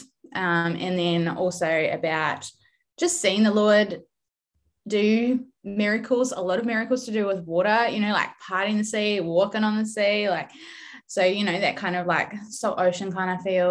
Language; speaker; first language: English; native; English